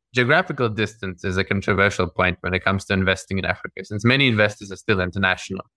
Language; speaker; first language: English; early bilingual, other home language; Russian